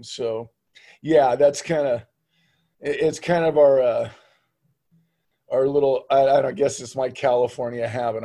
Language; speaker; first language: English; native; English